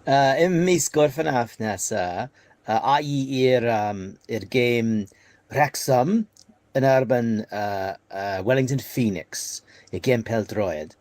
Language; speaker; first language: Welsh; non-native, learner; English